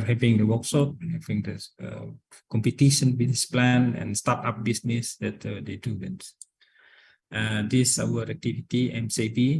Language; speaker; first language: English; non-native, learner; Indonesian